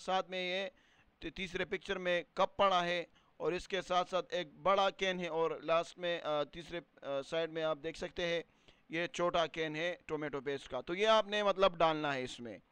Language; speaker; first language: Urdu; non-native, local second language; Punjabi